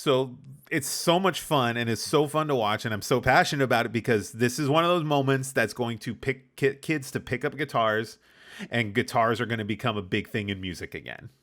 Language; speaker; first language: English; native; English